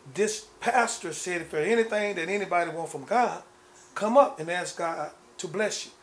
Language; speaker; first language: English; native; English